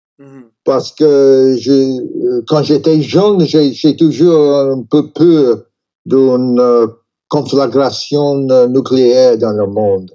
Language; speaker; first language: French; non-native, learner; English